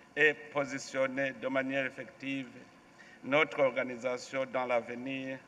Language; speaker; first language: French; non-native, local second language; Rundi